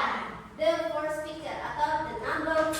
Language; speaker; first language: English; non-native, learner; Indonesian